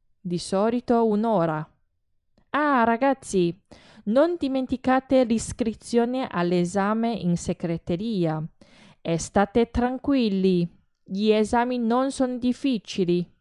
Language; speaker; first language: Italian; non-native, fluent; Chinese